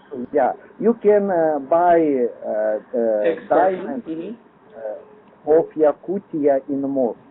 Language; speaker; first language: English; non-native, learner; Lithuanian